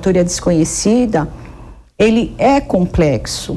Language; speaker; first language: Portuguese; native; Portuguese